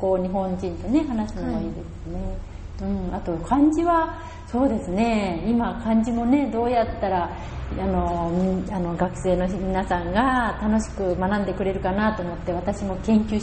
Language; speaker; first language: Japanese; native; Japanese